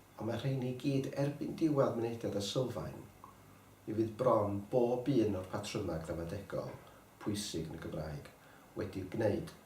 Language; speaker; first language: Welsh; native; Welsh